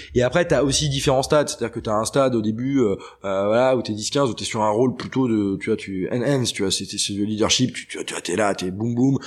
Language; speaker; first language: French; native; French